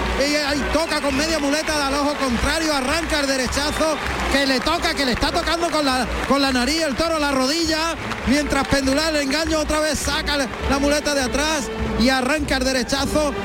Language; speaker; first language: Spanish; native; Spanish